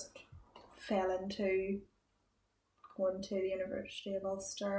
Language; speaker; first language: English; native; English